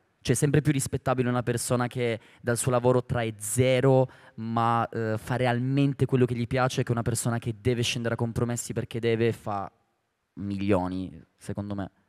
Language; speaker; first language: Italian; native; Italian